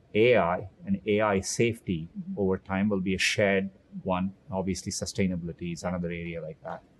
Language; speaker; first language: English; non-native, local second language; Tamil